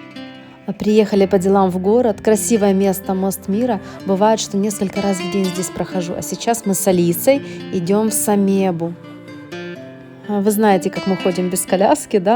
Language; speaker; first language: Russian; native; Russian